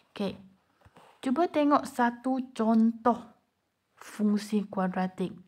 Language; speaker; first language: Malay; non-native, local second language; Chinese